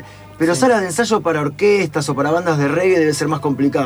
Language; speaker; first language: Spanish; native; Spanish